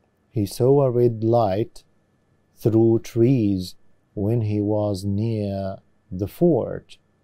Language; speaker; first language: English; non-native, fluent; Arabic